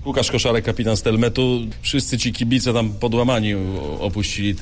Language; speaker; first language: Polish; native; Polish